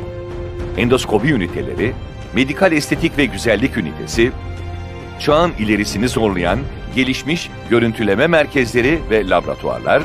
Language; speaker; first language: Turkish; native; Turkish